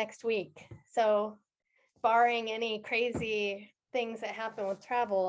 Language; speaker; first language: English; native; English